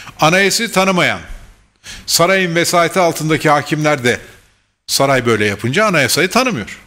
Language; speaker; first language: Turkish; native; Turkish